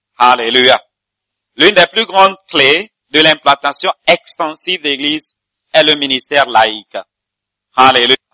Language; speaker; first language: French; non-native, fluent; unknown